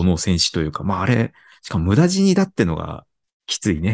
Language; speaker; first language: Japanese; native; Japanese